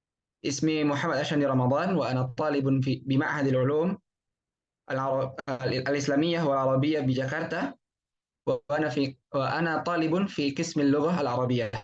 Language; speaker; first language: Arabic; non-native, fluent; Indonesian